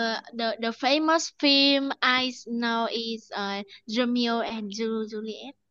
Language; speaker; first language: English; non-native, learner; Vietnamese